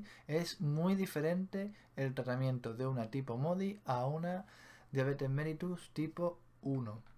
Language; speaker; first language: Spanish; native; Spanish